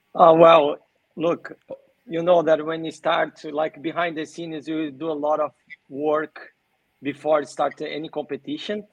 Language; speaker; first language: English; non-native, fluent; Portuguese